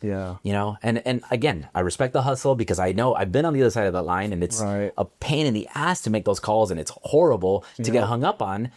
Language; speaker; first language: English; native; English